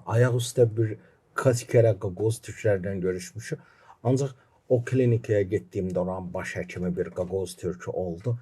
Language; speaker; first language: Turkish; non-native, fluent; Azerbaijani